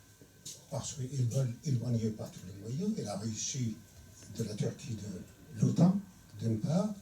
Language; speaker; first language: French; non-native, fluent; Arabic